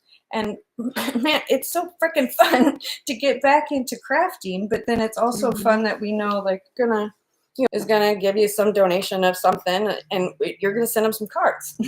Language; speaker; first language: English; native; English